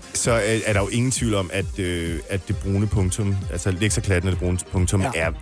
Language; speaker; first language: Danish; native; Danish